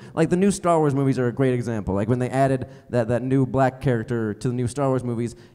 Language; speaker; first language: English; native; English